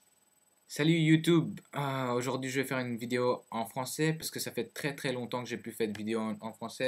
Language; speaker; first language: French; early bilingual, other home language; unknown